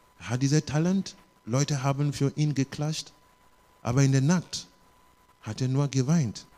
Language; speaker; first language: German; non-native, learner; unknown